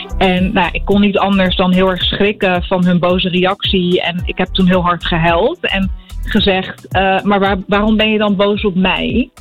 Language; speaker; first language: Dutch; early bilingual, other home language; Arabic